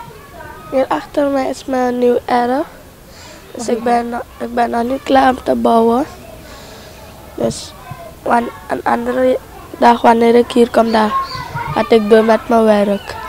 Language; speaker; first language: Dutch; non-native, local second language; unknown